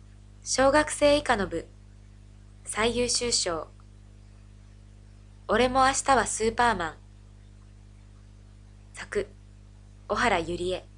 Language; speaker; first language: Japanese; native; Japanese